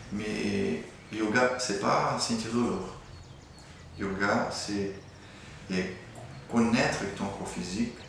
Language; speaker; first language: French; non-native, fluent; Portuguese